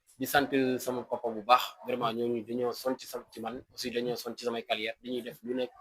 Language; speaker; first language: Wolof; native; Wolof